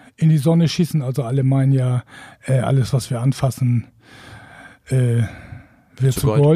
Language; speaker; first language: German; native; German